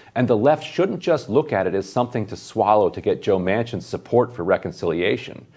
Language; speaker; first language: English; native; English